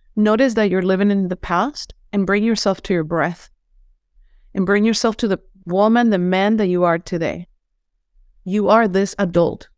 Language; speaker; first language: English; non-native, fluent; Spanish